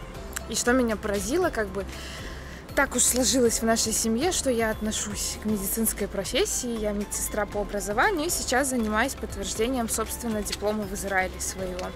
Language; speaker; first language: Russian; native; Russian